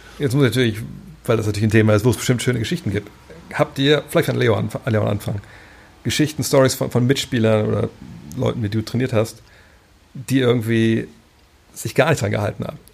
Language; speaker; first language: German; native; German